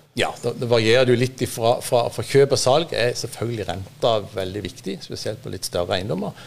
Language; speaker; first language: Norwegian; native; Norwegian